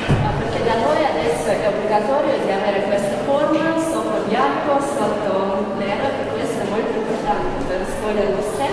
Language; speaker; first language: Italian; non-native, learner; Russian